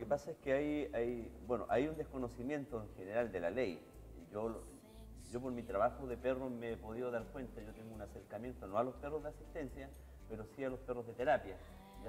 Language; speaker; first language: Spanish; native; Spanish